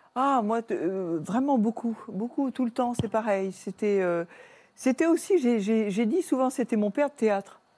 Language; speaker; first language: French; native; French